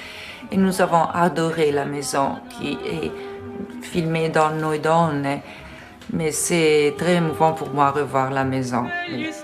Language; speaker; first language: French; non-native, fluent; Italian